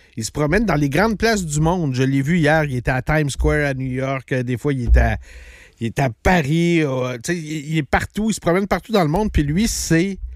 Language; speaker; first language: French; native; French